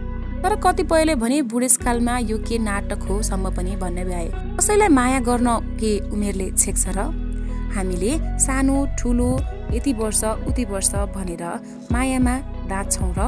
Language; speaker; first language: Nepali; native; Nepali